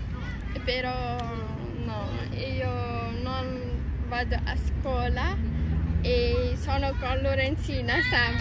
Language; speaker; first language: Italian; non-native, learner; Arabic